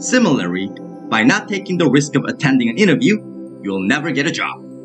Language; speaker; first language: English; non-native, fluent; Korean